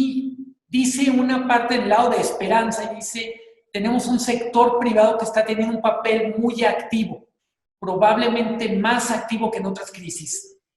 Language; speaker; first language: Spanish; native; Spanish